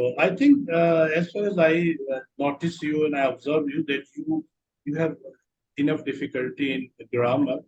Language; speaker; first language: English; non-native, local second language; Urdu